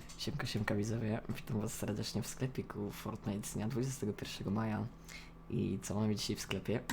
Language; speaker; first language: Polish; native; Polish